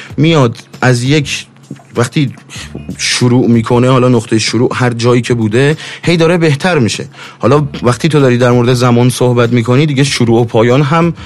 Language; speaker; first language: Persian; native; Persian